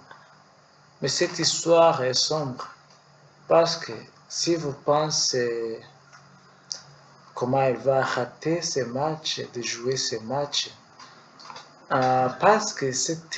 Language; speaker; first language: French; non-native, learner; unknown